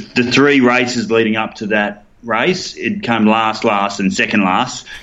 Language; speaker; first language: English; native; English